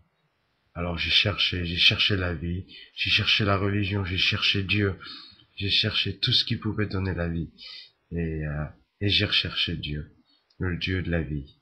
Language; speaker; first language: French; native; French